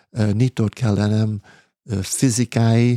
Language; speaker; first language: Hungarian; non-native, fluent; English